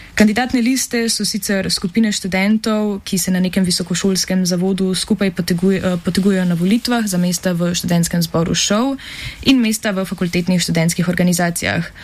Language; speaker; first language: Slovenian; native; Slovenian